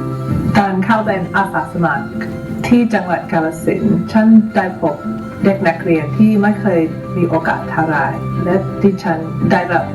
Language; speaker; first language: Thai; non-native, fluent; English